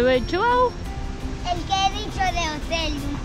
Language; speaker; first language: Spanish; early bilingual, other home language; Filipino